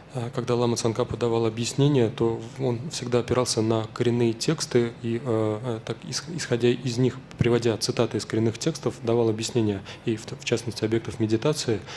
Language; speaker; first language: Russian; native; Russian